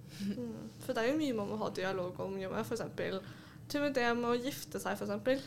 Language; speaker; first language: Norwegian; native; Norwegian